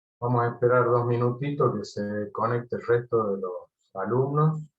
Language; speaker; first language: Spanish; native; Spanish